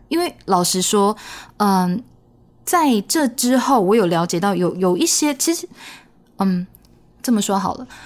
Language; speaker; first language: Chinese; native; Chinese